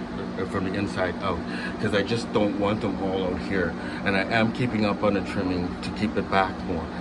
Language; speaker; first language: English; native; English